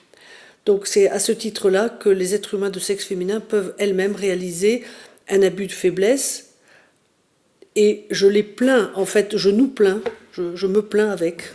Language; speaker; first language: French; native; French